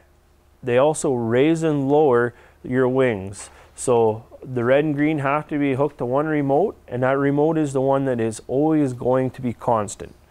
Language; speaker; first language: English; native; English